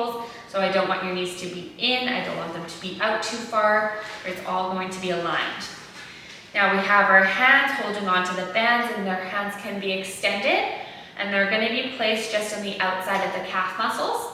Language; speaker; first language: English; native; English